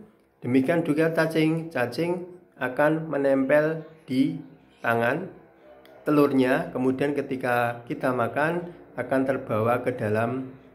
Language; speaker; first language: Indonesian; native; Indonesian